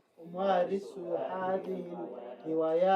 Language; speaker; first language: Arabic; non-native, learner; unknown